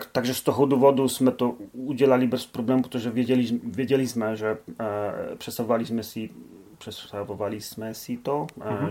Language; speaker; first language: Czech; non-native, learner; Polish